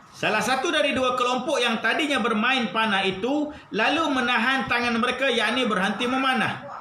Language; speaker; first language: Malay; native; Malay